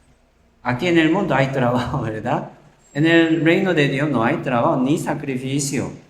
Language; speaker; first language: Spanish; non-native, learner; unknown